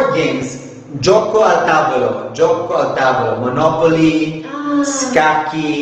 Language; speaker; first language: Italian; non-native, learner; English